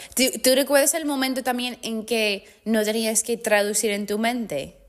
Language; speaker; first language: Spanish; non-native, fluent; English